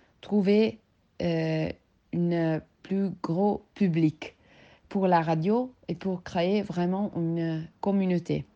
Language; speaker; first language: French; non-native, learner; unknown